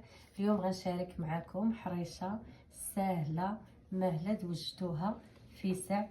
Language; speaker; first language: Arabic; native; Arabic